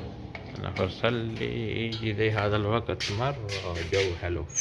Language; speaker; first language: Arabic; non-native, learner; Urdu